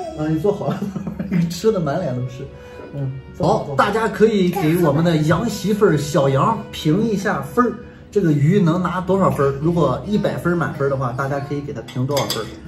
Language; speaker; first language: Chinese; native; Chinese